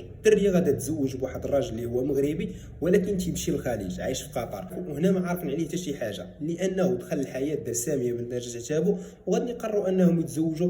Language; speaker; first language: Arabic; native; Arabic